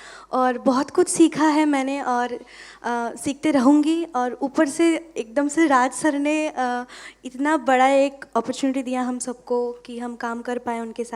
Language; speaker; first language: Hindi; non-native, local second language; Bangla